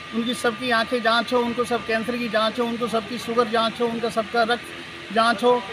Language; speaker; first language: Hindi; native; Hindi